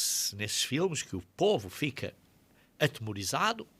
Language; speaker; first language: Portuguese; native; Portuguese